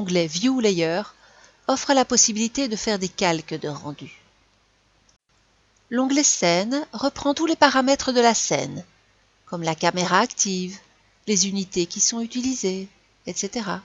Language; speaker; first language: French; native; French